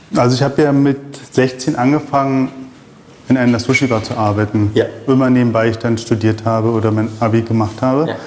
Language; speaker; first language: German; early bilingual, other home language; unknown